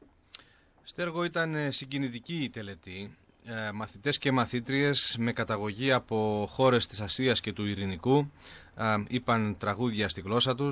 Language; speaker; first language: Greek; native; Greek